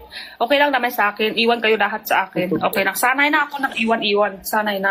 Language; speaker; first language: Filipino; non-native, learner; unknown